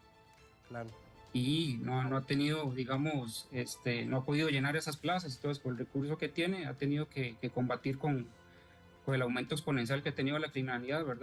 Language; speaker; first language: Spanish; native; Spanish